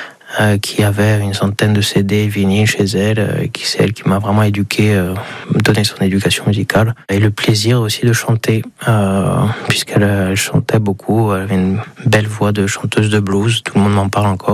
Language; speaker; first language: French; native; French